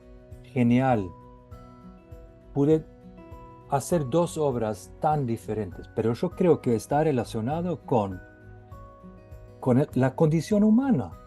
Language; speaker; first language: Spanish; non-native, fluent; Norwegian